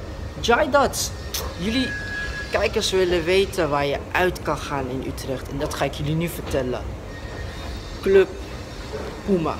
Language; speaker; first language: Dutch; native; Dutch